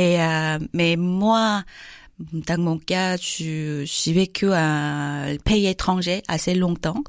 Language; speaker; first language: French; non-native, learner; Korean